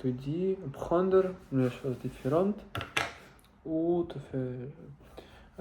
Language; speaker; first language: French; non-native, learner; Russian